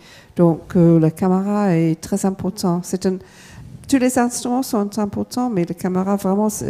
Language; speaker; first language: French; non-native, fluent; English